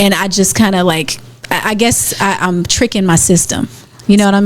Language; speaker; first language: English; native; English